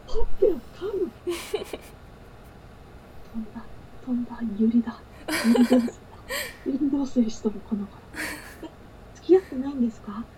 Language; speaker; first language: Japanese; native; Japanese